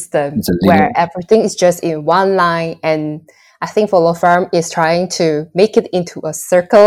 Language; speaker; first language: English; non-native, local second language; Chinese